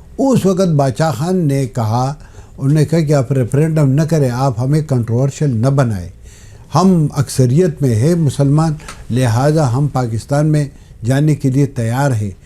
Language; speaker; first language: Urdu; non-native, local second language; Pashto